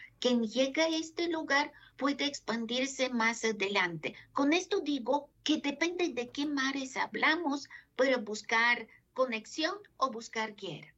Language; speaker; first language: Spanish; non-native, fluent; Bulgarian